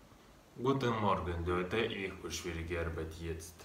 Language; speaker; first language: German; non-native, learner; Russian